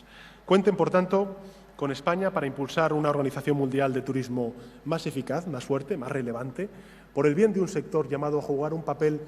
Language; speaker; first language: Spanish; native; Spanish